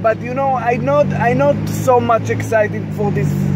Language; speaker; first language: English; non-native, learner; Hebrew